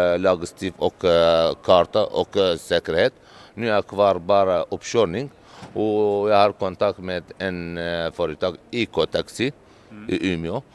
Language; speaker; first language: Swedish; non-native, learner; Arabic